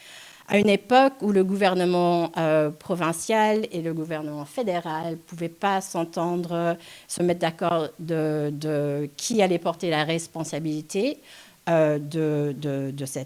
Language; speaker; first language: French; non-native, local second language; English